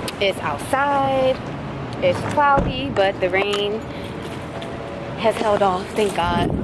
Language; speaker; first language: English; native; English